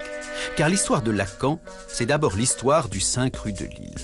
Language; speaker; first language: French; native; French